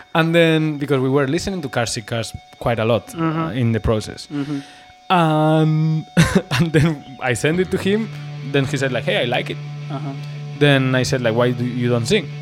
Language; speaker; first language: English; non-native, fluent; Basque